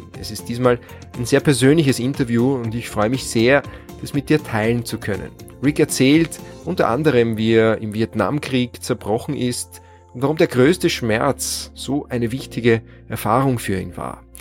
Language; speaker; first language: German; native; German